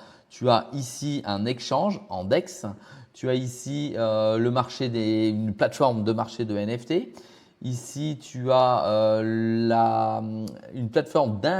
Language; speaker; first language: French; native; French